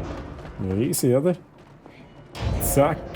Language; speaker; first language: German; native; German